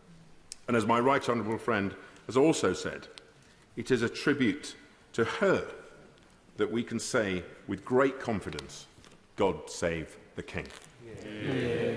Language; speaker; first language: English; native; English